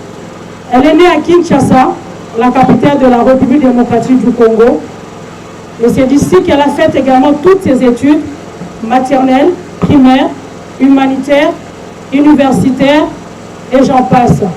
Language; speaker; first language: French; non-native, local second language; Lingala